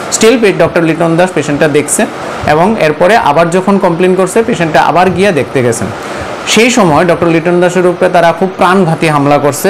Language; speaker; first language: Bangla; native; Bangla